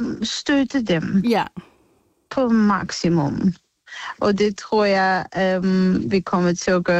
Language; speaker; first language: Danish; non-native, fluent; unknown